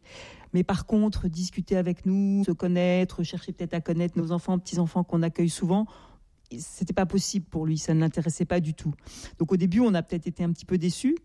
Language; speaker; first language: French; native; French